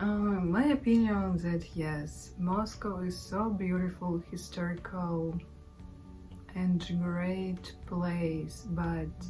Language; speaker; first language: English; non-native, learner; Russian